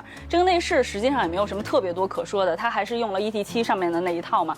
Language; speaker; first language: Chinese; native; Chinese